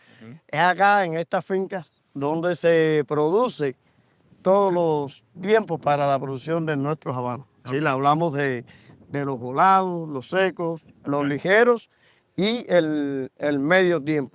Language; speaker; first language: Spanish; native; Spanish